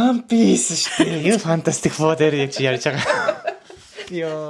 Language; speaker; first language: Mongolian; non-native, learner; Japanese